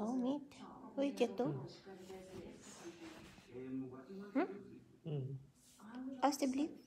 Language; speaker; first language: Dutch; non-native, learner; Filipino